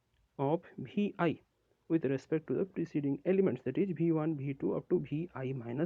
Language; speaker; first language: English; non-native, local second language; Odia